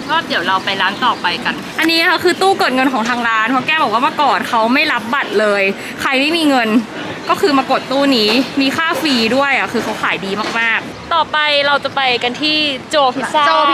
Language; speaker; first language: Thai; native; Thai